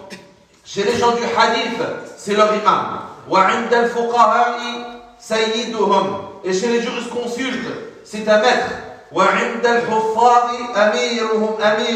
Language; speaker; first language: French; non-native, fluent; Arabic